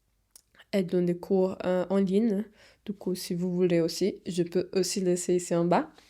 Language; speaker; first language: French; non-native, fluent; Portuguese